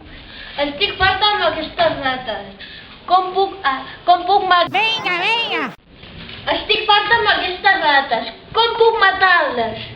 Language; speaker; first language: Catalan; non-native, learner; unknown